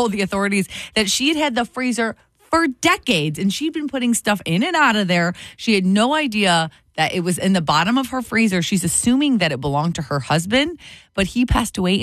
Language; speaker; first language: English; native; English